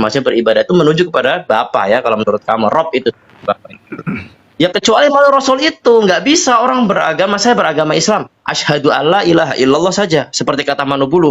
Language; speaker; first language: Indonesian; native; Indonesian